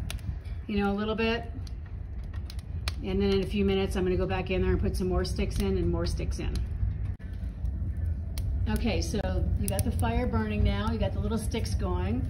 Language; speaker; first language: English; native; English